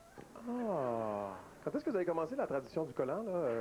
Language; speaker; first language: French; native; French